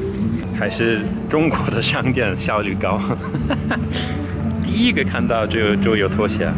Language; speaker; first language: Chinese; non-native, fluent; English